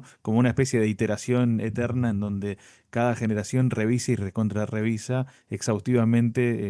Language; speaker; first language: Spanish; native; Spanish